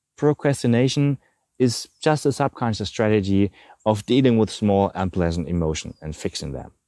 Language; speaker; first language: English; non-native, fluent; German